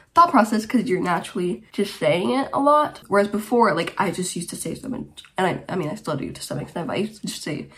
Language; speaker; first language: English; early bilingual, other home language; Romanian